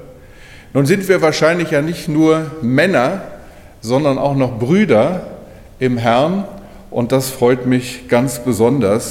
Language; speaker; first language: German; native; German